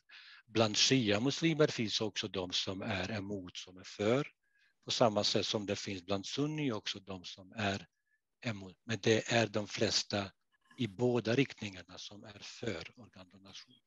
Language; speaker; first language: Swedish; non-native, fluent; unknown